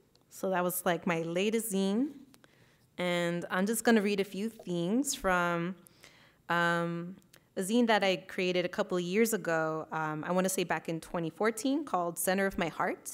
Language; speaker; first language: English; early bilingual, other home language; Spanish